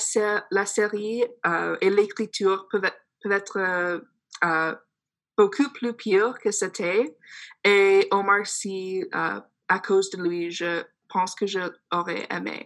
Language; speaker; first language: French; non-native, fluent; English